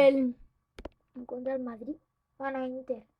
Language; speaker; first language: Spanish; native; Spanish